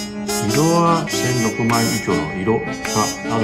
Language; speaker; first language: Japanese; non-native, learner; Chinese